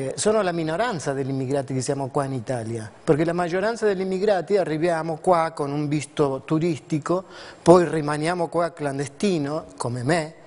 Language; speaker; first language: Italian; non-native, fluent; Spanish